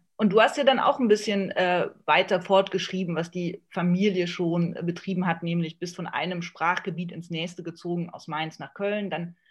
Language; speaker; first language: German; native; German